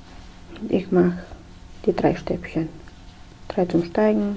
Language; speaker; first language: German; non-native, fluent; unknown